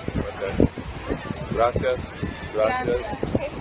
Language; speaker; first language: Spanish; non-native, learner; English